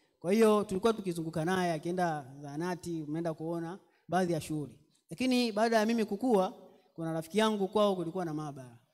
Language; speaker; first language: Swahili; native; Swahili